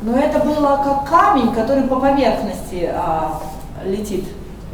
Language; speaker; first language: Russian; native; Russian